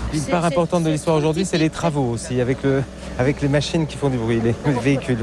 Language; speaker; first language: French; native; French